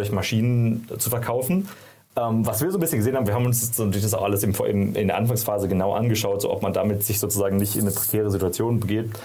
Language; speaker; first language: German; native; German